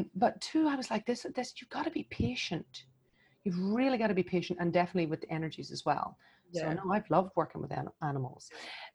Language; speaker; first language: English; native; English